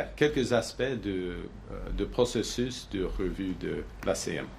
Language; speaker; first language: French; non-native, local second language; English